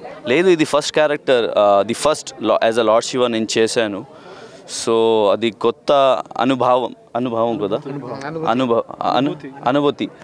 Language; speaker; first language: Telugu; non-native, learner; Hindi